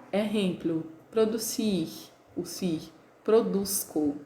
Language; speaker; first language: Spanish; non-native, learner; Portuguese